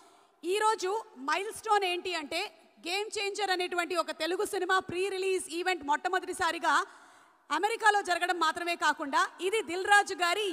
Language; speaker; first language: Telugu; native; Telugu